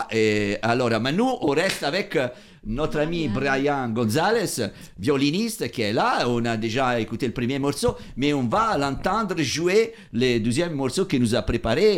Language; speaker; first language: French; non-native, fluent; Italian